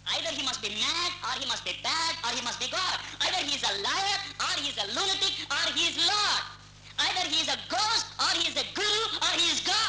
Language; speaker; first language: English; non-native, local second language; Telugu